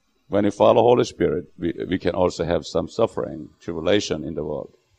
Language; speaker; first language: English; non-native, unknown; Korean